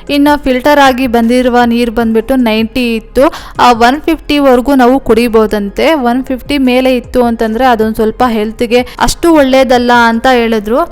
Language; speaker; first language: Kannada; non-native, local second language; Telugu